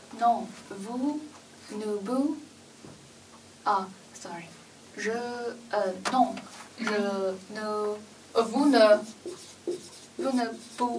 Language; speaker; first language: French; non-native, learner; Chinese